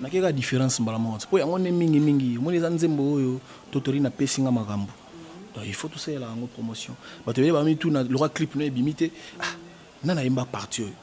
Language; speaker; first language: Lingala; native; Lingala